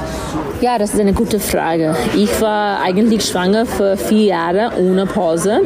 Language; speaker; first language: German; non-native, learner; English